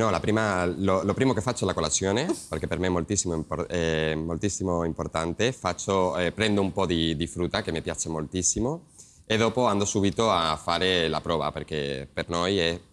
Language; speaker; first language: Italian; non-native, learner; Spanish